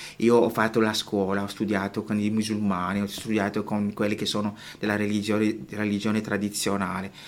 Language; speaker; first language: Italian; non-native, fluent; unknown